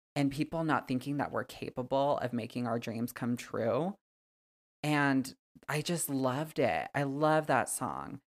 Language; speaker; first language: English; native; English